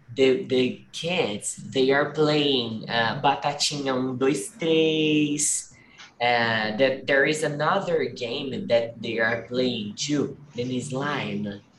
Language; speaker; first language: English; non-native, fluent; Portuguese